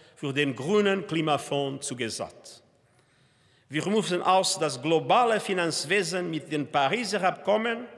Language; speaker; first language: German; non-native, fluent; Portuguese